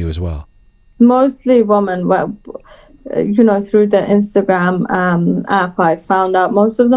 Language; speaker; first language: English; early bilingual, other home language; Persian